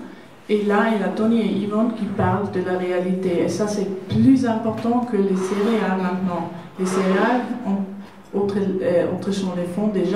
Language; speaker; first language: French; non-native, learner; German